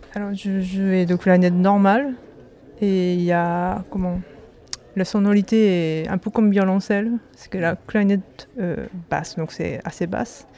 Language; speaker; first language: French; non-native, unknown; Japanese